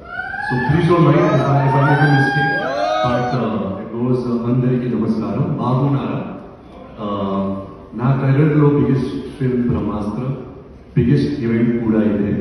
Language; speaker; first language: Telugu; non-native, learner; Hindi